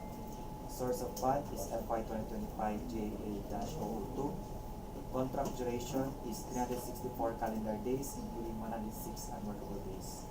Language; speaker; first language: English; non-native, local second language; Cebuano